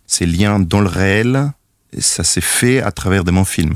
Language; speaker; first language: French; non-native, fluent; Spanish